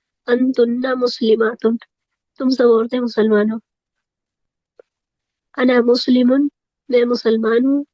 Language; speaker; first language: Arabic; non-native, learner; Urdu